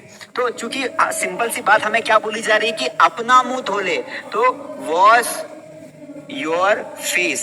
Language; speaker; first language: Hindi; native; Hindi